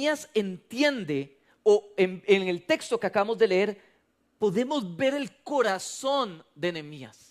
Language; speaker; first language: Spanish; native; Spanish